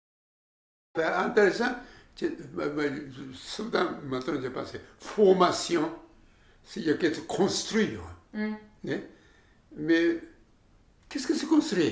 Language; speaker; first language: French; non-native, learner; Japanese